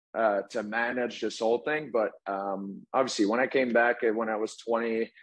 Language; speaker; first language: English; native; English